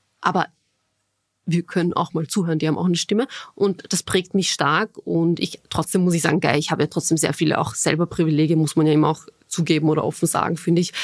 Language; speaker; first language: German; early bilingual, other home language; Bosnian